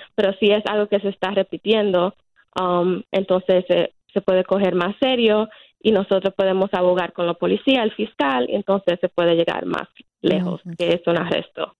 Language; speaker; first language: Spanish; early bilingual, heritage; Spanish